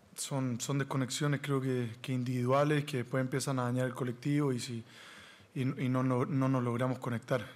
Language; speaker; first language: Spanish; native; Spanish